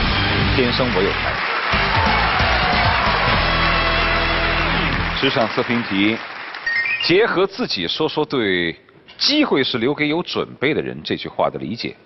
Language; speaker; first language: Chinese; native; Chinese